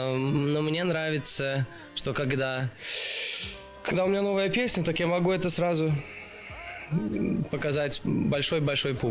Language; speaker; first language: Russian; early bilingual, other home language; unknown